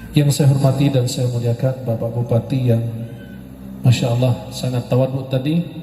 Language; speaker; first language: Indonesian; non-native, fluent; Arabic